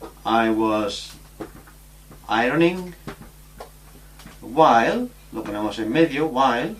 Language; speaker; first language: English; non-native, fluent; Spanish